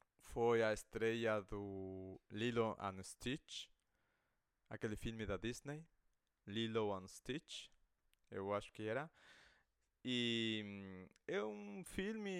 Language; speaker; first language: Portuguese; non-native, fluent; Spanish